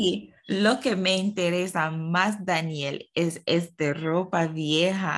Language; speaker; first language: Spanish; non-native, fluent; English